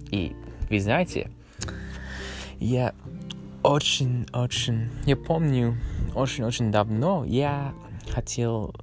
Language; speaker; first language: Russian; non-native, learner; English